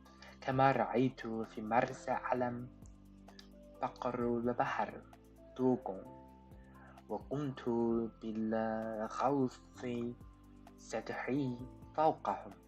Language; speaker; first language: Arabic; non-native, fluent; Chinese